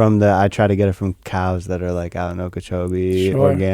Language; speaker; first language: English; native; English